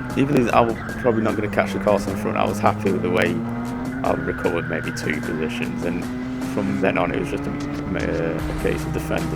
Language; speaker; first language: English; native; English